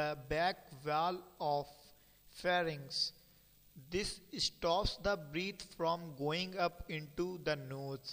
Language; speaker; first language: English; non-native, local second language; Hindi